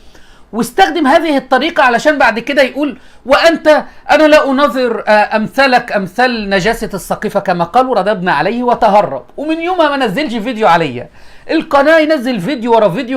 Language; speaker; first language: Arabic; native; Arabic